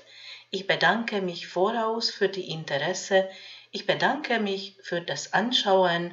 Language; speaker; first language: German; non-native, fluent; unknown